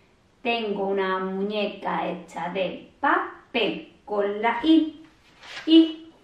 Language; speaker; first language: Spanish; native; Spanish